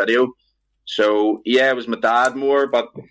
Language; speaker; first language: English; native; English